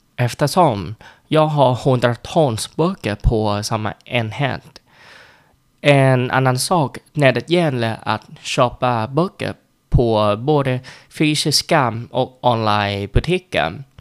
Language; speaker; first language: Swedish; non-native, fluent; Vietnamese